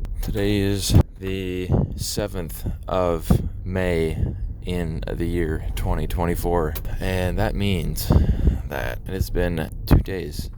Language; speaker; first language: English; native; English